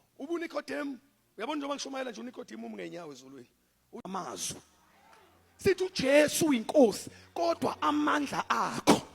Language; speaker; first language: Zulu; native; Zulu